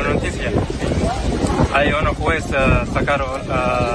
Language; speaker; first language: Spanish; non-native, learner; Arabic